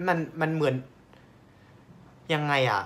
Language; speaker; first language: Thai; non-native, fluent; Vietnamese